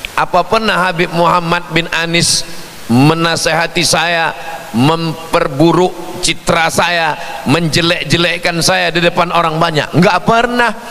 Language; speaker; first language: Indonesian; native; Indonesian